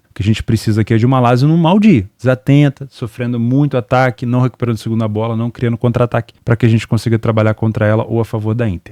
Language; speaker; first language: Portuguese; native; Portuguese